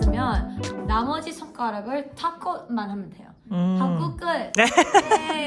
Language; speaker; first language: Korean; early bilingual, heritage; Korean